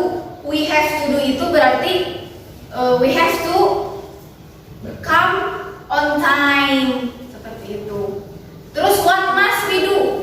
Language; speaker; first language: English; non-native, fluent; Indonesian